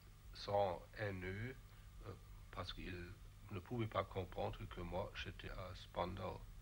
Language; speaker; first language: French; non-native, fluent; German